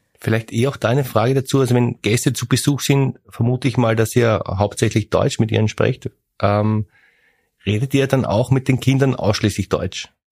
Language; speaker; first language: German; native; German